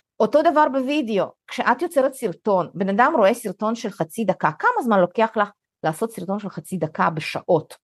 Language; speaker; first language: Hebrew; early bilingual, other home language; Russian